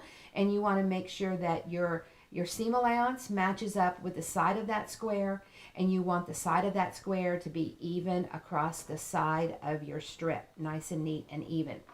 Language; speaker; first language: English; native; English